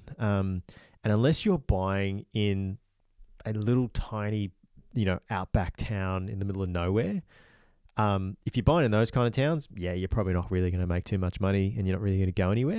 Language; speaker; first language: English; native; English